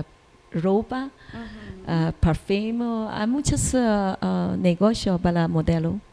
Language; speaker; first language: Spanish; non-native, learner; Chinese